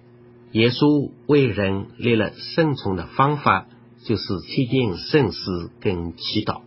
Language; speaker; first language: Chinese; native; Chinese